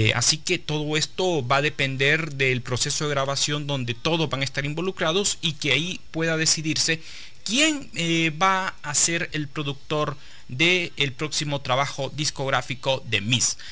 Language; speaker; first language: Spanish; native; Spanish